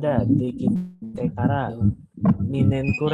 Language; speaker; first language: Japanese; non-native, learner; Indonesian